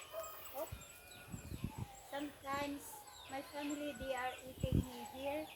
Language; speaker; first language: English; non-native, learner; Filipino